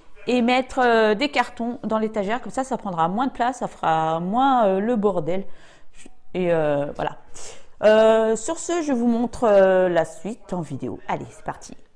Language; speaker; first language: French; native; French